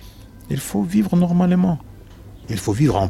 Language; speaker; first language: French; non-native, fluent; Russian